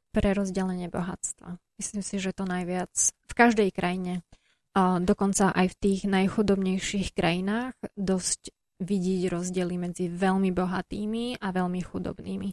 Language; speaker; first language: Slovak; native; Slovak